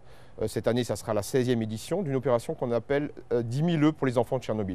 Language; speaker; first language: French; native; French